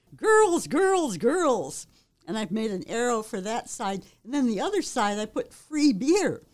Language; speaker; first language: English; native; English